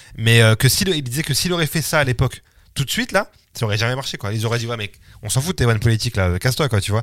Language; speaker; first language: French; native; French